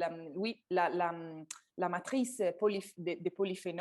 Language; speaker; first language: French; non-native, fluent; Italian